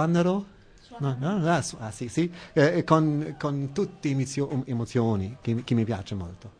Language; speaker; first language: Italian; non-native, learner; German